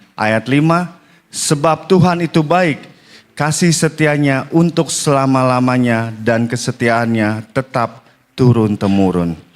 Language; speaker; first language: Indonesian; native; Indonesian